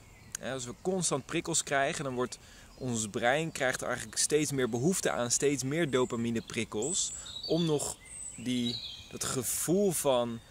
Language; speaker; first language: Dutch; native; Dutch